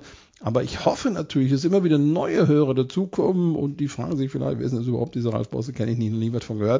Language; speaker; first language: German; native; German